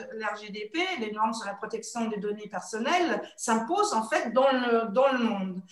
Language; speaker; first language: French; non-native, fluent; German